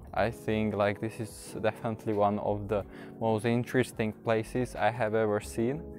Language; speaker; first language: English; non-native, fluent; Slovak